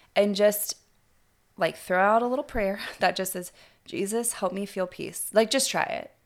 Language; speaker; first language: English; native; English